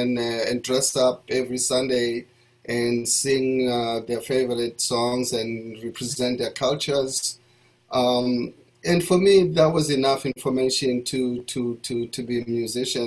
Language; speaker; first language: English; non-native, local second language; Zulu